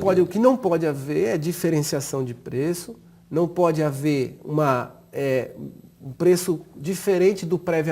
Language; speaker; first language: Portuguese; native; Portuguese